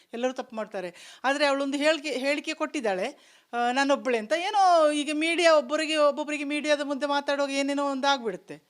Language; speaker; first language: Kannada; non-native, local second language; Kodava